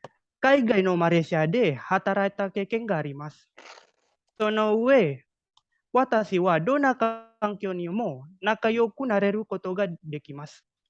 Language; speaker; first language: Japanese; non-native, learner; Indonesian